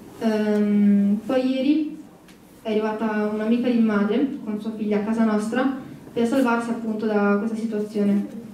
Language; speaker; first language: Italian; early bilingual, other home language; Ukrainian